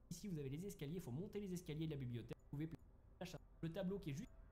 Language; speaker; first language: French; native; French